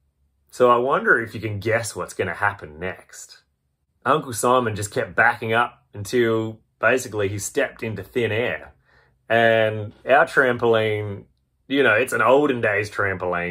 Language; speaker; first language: English; native; English